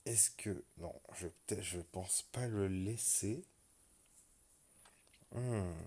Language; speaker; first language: French; native; French